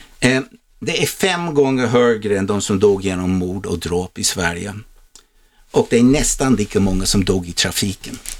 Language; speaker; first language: Swedish; non-native, fluent; English